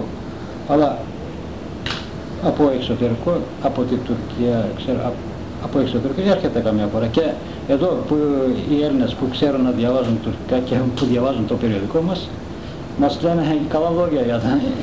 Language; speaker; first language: Greek; non-native, local second language; Turkish